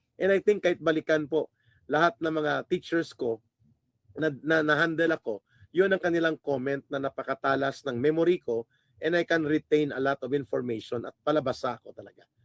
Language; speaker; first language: Filipino; non-native, local second language; Hiligaynon